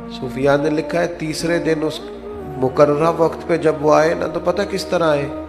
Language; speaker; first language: Urdu; non-native, local second language; Punjabi